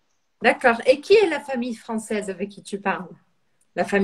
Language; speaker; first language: French; non-native, fluent; Portuguese